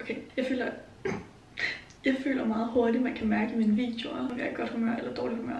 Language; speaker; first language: Danish; native; Danish